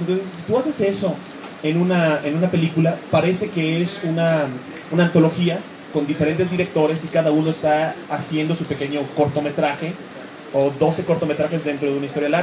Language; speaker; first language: Spanish; native; Spanish